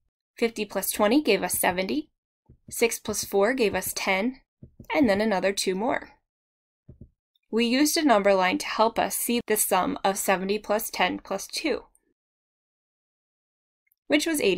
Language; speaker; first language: English; native; English